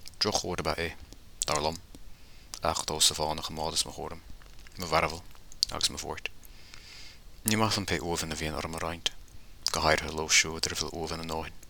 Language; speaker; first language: Irish; native; Irish